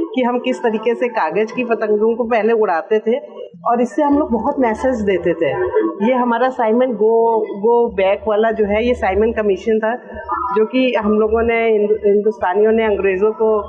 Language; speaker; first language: Hindi; native; Hindi